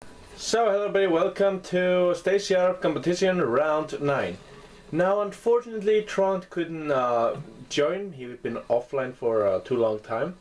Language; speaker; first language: English; non-native, fluent; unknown